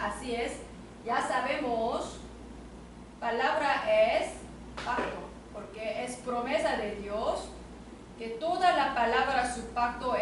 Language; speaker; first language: Spanish; non-native, learner; Korean